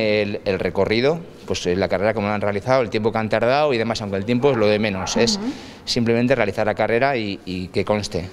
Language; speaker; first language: Spanish; native; Spanish